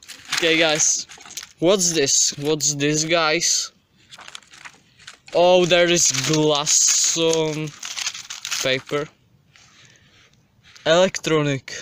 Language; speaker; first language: English; non-native, learner; Czech